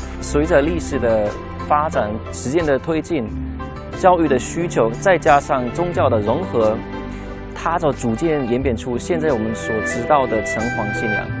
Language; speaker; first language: Chinese; non-native, fluent; German